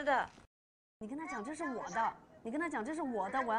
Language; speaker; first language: Chinese; native; Chinese